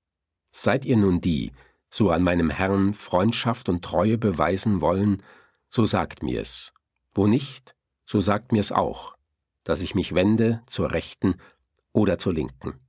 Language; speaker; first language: German; native; German